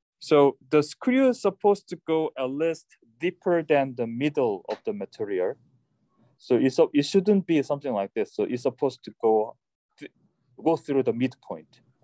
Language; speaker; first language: English; non-native, fluent; Korean